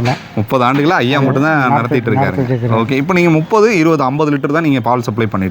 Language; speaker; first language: Tamil; native; Tamil